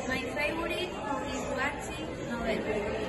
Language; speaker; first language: English; non-native, learner; Spanish